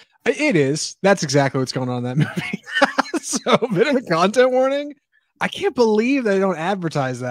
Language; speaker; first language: English; native; English